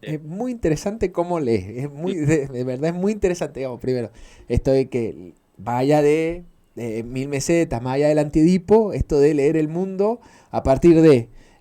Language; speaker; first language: Spanish; native; Spanish